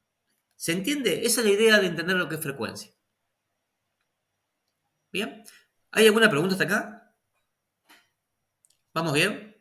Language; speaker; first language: Spanish; native; Spanish